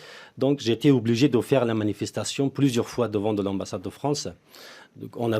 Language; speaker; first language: French; non-native, fluent; Persian